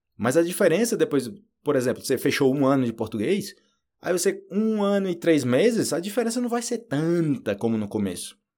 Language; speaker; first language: Portuguese; native; Portuguese